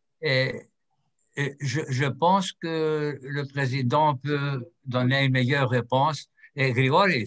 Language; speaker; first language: French; non-native, fluent; Greek